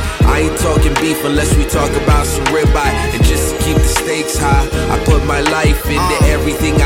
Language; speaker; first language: English; native; English